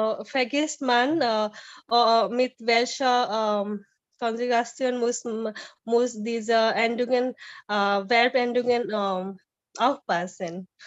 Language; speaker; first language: German; non-native, learner; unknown